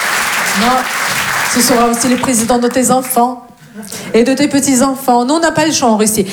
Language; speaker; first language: French; non-native, fluent; Russian